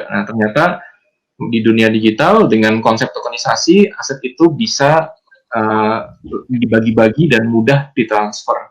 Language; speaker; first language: Indonesian; native; Indonesian